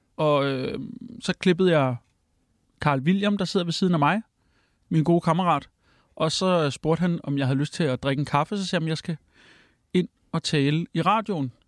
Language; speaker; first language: Danish; native; Danish